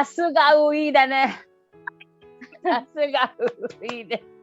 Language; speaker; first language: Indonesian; non-native, fluent; Japanese